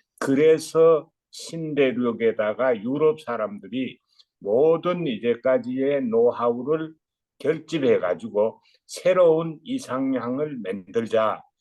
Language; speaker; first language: Korean; native; Korean